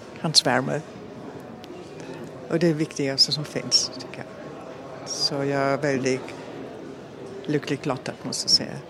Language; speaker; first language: Swedish; non-native, fluent; German